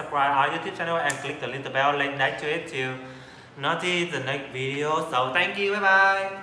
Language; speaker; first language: English; non-native, learner; Vietnamese